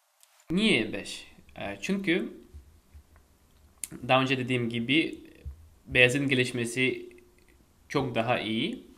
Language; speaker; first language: Turkish; non-native, fluent; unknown